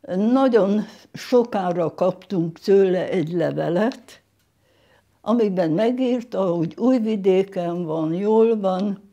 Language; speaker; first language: Hungarian; non-native, local second language; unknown